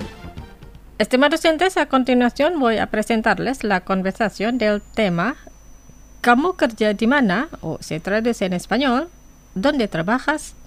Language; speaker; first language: Spanish; non-native, fluent; Indonesian